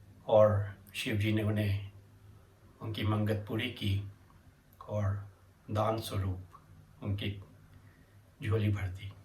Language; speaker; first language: Hindi; native; Hindi